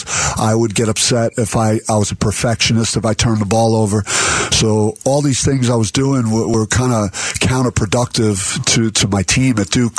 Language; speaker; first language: English; native; English